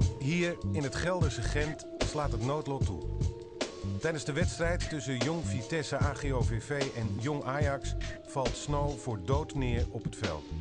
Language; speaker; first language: Dutch; native; Dutch